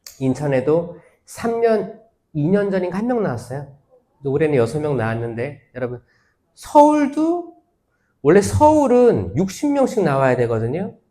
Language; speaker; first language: Korean; native; Korean